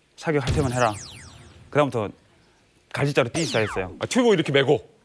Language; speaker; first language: Korean; native; Korean